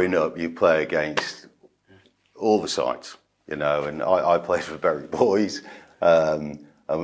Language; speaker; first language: English; native; English